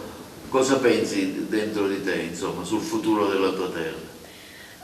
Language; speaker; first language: Italian; native; Italian